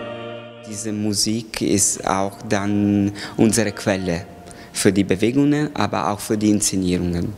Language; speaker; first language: German; non-native, fluent; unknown